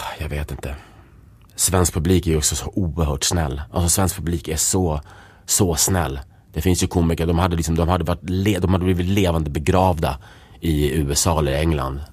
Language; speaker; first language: Swedish; early bilingual, other home language; Czech